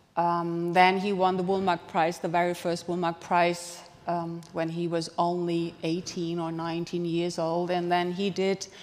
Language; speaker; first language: English; non-native, fluent; German